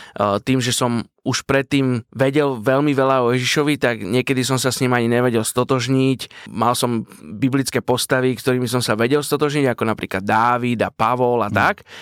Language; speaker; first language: Slovak; native; Slovak